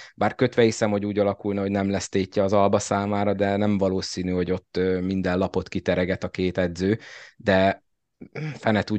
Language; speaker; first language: Hungarian; native; Hungarian